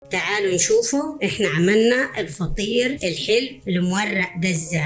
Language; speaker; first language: Arabic; native; Arabic